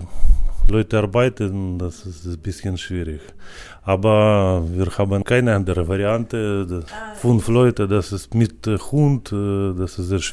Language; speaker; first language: German; non-native, learner; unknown